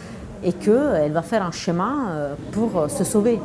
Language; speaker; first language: French; non-native, fluent; Italian